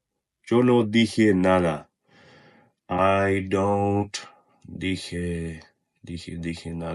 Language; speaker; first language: Spanish; non-native, learner; Russian